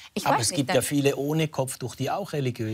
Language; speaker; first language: German; native; German